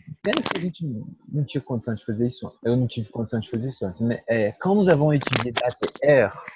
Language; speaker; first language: French; non-native, fluent; Portuguese